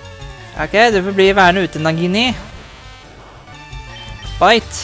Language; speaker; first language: Norwegian; native; Norwegian